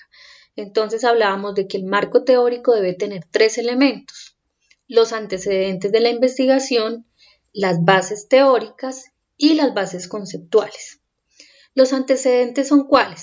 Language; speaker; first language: Spanish; native; Spanish